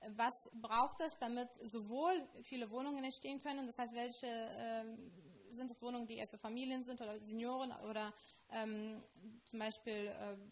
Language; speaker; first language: German; non-native, fluent; Lithuanian